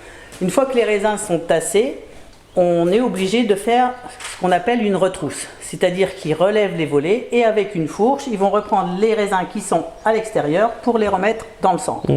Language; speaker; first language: French; native; French